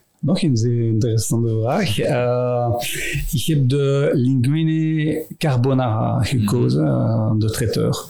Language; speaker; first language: Dutch; non-native, local second language; French